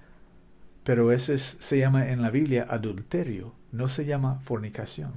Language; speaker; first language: Spanish; non-native, learner; English